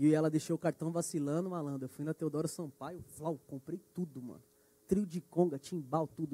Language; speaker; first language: Portuguese; native; Portuguese